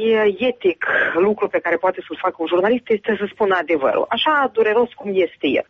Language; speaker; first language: Romanian; native; Romanian